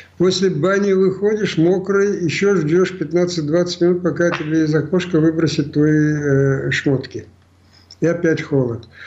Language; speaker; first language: Russian; non-native, local second language; Crimean Tatar